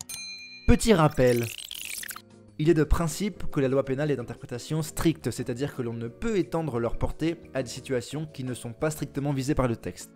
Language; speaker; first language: French; native; French